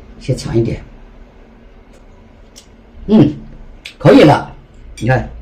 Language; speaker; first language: Chinese; native; Chinese